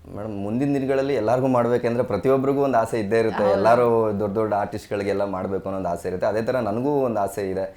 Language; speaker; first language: Kannada; native; Kannada